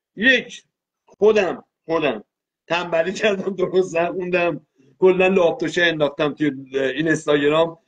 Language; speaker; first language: Persian; non-native, local second language; Azerbaijani